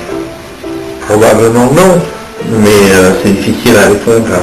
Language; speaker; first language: French; non-native, fluent; Romanian